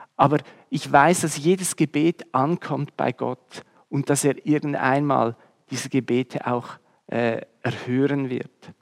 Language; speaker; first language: German; native; German